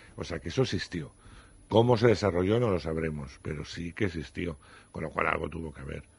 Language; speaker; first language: Spanish; native; Spanish